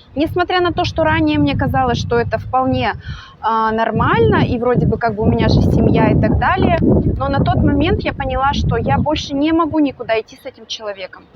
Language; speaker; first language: Russian; native; Russian